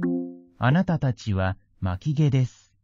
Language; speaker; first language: Japanese; non-native, learner; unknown